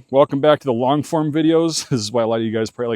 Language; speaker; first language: English; native; English